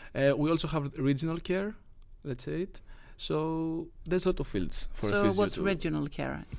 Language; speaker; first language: English; non-native, fluent; Greek